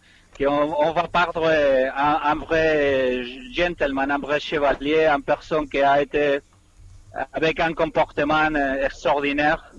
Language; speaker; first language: French; non-native, fluent; Spanish